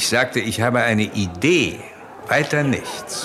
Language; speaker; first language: German; native; German